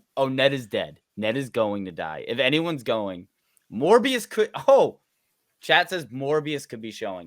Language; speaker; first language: English; native; English